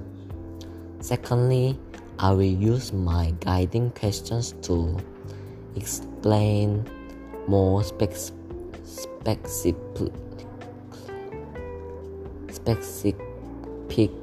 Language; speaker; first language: English; non-native, learner; Korean